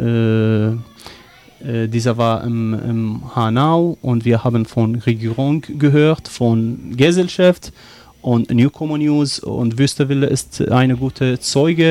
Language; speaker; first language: German; non-native, learner; Arabic